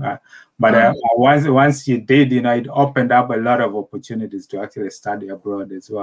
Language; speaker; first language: English; non-native, local second language; Nyanja